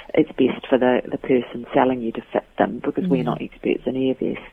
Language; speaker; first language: English; native; English